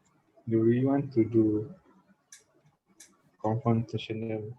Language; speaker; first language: English; non-native, learner; Malay